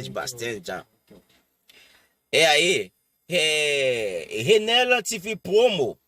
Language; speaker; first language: Portuguese; non-native, learner; Haitian Creole